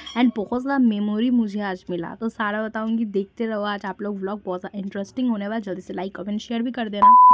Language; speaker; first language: Hindi; non-native, local second language; Bangla